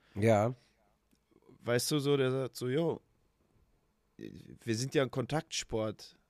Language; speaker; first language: German; native; German